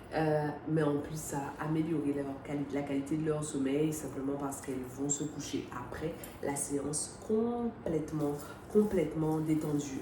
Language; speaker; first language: French; native; French